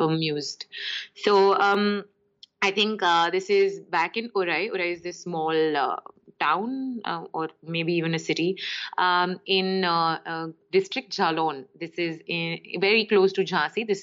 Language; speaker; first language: English; non-native, local second language; Urdu